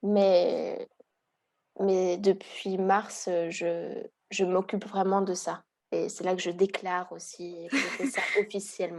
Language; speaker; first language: French; early bilingual, heritage; Hungarian